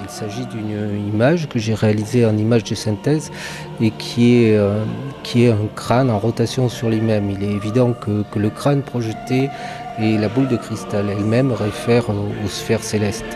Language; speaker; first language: French; native; French